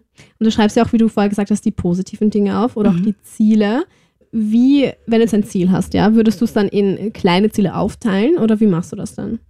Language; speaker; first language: German; native; German